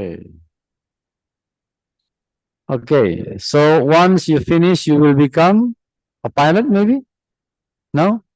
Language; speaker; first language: English; non-native, fluent; Indonesian